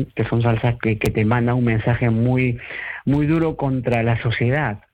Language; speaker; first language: Spanish; native; Spanish